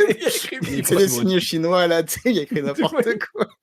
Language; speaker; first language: French; native; French